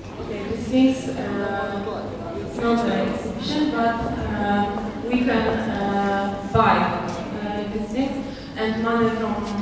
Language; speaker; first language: English; non-native, learner; Polish